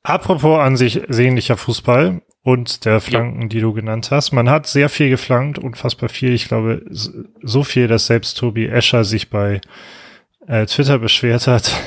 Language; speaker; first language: German; native; German